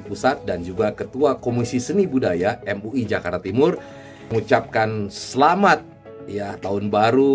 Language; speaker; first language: Indonesian; native; Indonesian